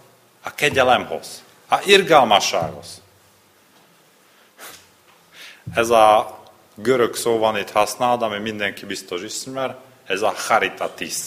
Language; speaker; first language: Hungarian; non-native, learner; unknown